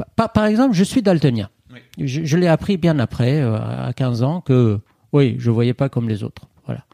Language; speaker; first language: French; non-native, fluent; Persian